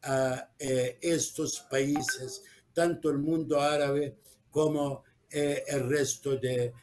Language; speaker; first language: Spanish; non-native, fluent; Arabic